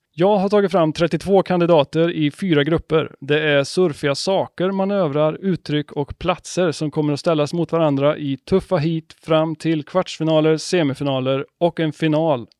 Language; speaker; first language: Swedish; native; Swedish